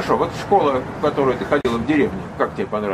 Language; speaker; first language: Russian; native; Russian